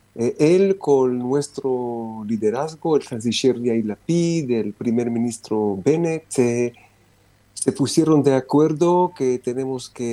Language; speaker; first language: Spanish; non-native, fluent; Romanian